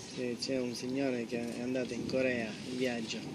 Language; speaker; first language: Italian; non-native, learner; Spanish